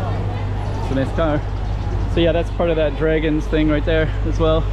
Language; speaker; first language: English; native; English